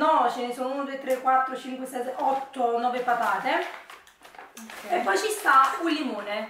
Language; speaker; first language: Italian; native; Italian